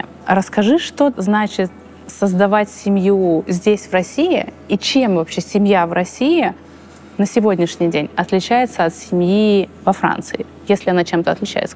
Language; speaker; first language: Russian; native; Russian